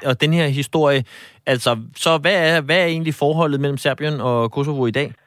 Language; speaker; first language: Danish; native; Danish